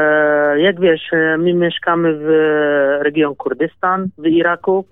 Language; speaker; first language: Polish; non-native, learner; Kurdish